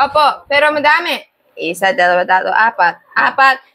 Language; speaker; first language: Filipino; non-native, learner; English